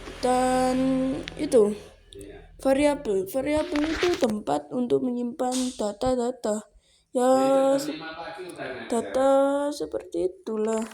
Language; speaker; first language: Indonesian; native; Indonesian